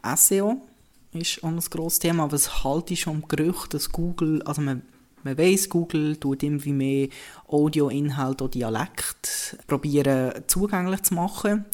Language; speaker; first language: German; native; German